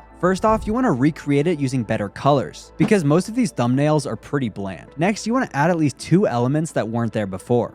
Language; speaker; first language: English; native; English